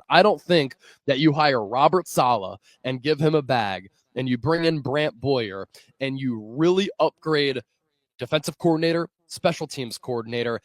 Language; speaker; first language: English; native; English